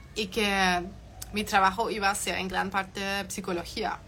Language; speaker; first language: Spanish; non-native, fluent; German